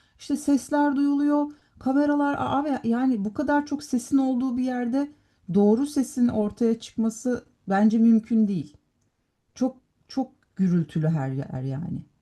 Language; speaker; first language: Turkish; native; Turkish